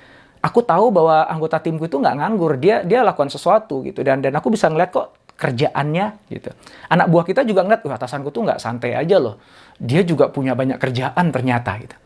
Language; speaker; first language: Indonesian; native; Indonesian